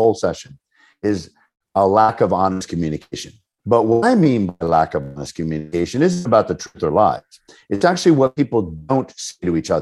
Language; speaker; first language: English; native; English